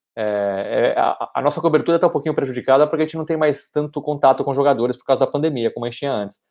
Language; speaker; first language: Portuguese; native; Portuguese